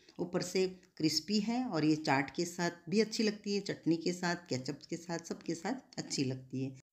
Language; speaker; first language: Hindi; non-native, local second language; Gujarati